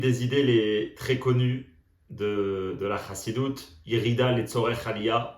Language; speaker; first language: French; native; French